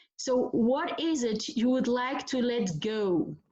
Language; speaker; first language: English; non-native, fluent; Dutch